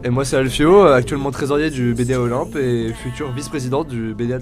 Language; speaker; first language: French; native; French